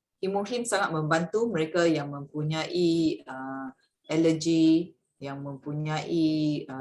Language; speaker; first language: Malay; native; Malay